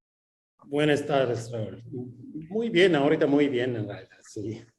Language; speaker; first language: Spanish; non-native, fluent; Kurdish